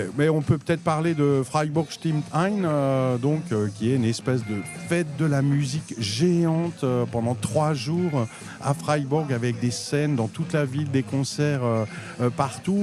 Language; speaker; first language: French; native; French